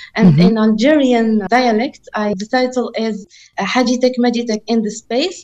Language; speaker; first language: English; non-native, fluent; Arabic